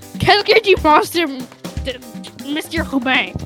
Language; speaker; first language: French; non-native, local second language; English